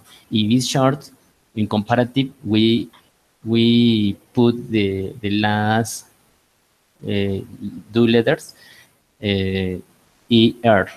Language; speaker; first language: English; non-native, learner; Spanish